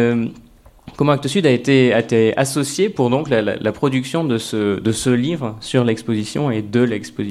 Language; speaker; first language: French; native; French